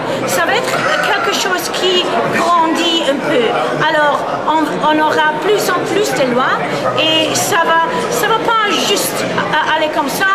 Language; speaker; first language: French; non-native, fluent; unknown